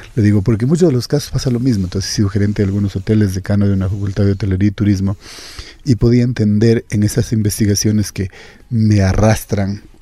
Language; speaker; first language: Spanish; native; Spanish